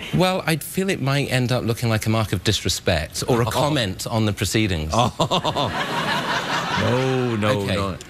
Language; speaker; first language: English; native; English